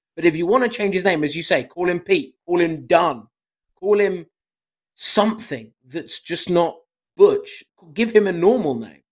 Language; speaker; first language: English; native; English